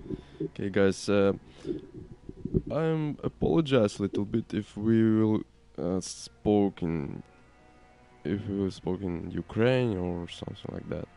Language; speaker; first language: English; non-native, learner; Ukrainian